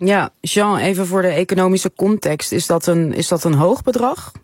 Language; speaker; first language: Dutch; native; Dutch